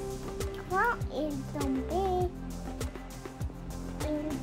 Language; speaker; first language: French; early bilingual, other home language; Bangla